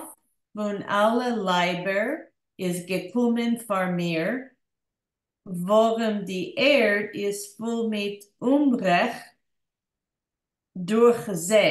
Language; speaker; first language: German; non-native, learner; English